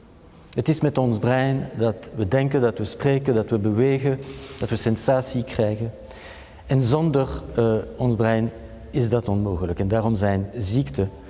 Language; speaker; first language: Dutch; non-native, local second language; French